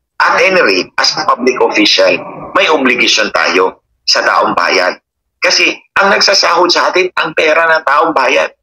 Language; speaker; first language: Filipino; non-native, local second language; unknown